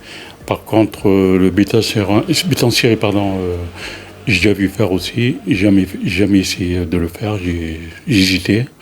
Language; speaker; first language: French; non-native, fluent; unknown